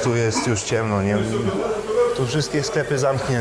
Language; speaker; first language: Polish; early bilingual, heritage; Polish